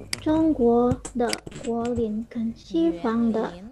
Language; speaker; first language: Chinese; non-native, learner; Indonesian